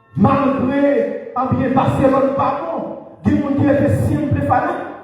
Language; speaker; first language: French; non-native, local second language; Haitian Creole